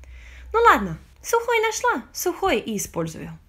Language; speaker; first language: Russian; non-native, fluent; Italian